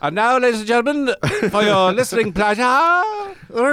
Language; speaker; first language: English; native; English